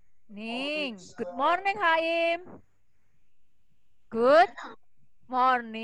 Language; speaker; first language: English; non-native, fluent; Indonesian